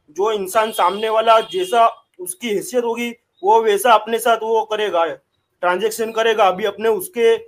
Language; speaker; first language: Hindi; non-native, local second language; Gujarati